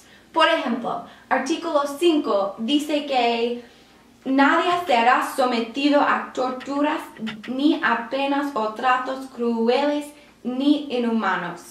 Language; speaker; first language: Spanish; non-native, learner; English